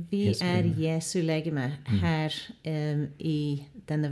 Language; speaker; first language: Norwegian; non-native, fluent; English